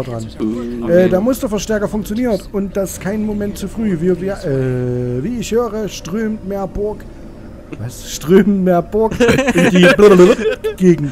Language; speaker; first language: German; native; German